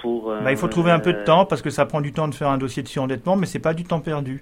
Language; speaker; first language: French; native; French